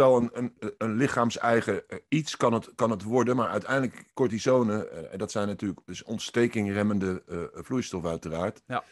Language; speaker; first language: Dutch; native; Dutch